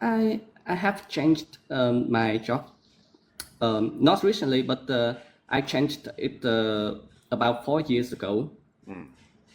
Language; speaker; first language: English; non-native, learner; Vietnamese